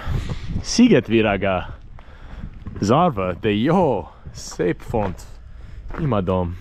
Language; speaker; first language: Hungarian; non-native, learner; English